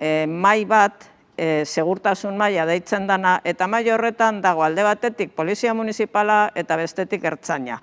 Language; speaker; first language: Basque; native; Basque